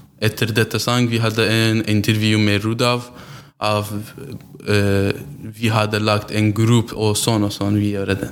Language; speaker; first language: Norwegian; non-native, learner; Central Kurdish